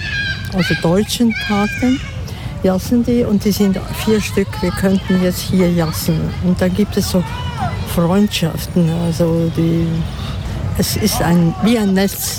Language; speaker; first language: German; non-native, fluent; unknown